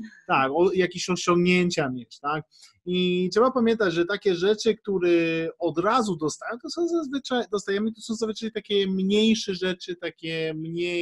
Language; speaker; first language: Polish; early bilingual, heritage; English